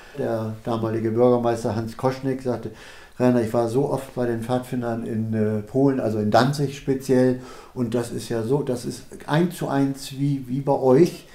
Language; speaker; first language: German; native; German